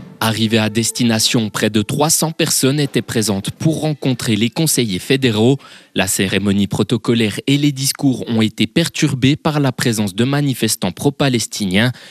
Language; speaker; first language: French; native; French